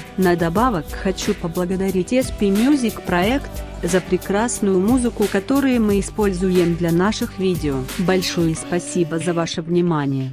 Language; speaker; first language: Russian; early bilingual, heritage; Russian